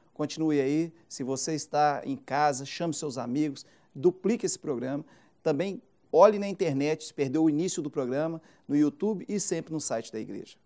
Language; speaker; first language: Portuguese; native; Portuguese